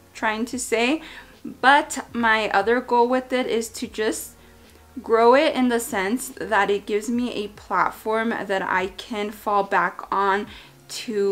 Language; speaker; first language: English; native; English